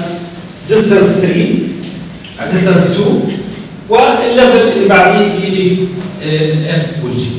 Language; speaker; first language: Arabic; native; Arabic